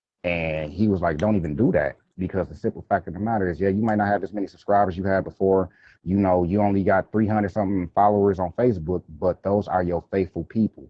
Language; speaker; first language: English; native; English